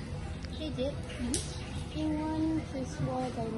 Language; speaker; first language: Chinese; non-native, learner; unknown